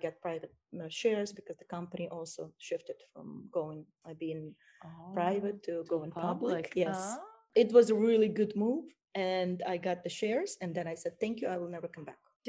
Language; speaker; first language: English; non-native, fluent; Ukrainian